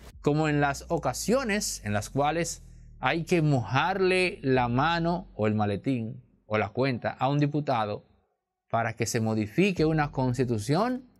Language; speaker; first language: Spanish; native; Spanish